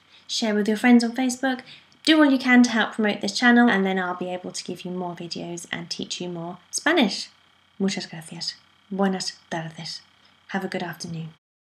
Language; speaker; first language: English; native; English